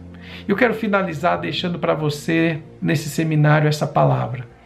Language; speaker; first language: Portuguese; native; Portuguese